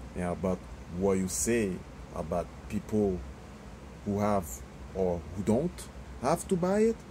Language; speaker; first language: English; non-native, fluent; French